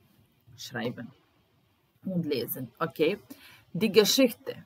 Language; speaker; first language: German; non-native, fluent; Serbian